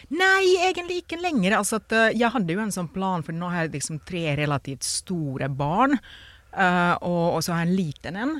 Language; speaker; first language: Norwegian; non-native, fluent; Finnish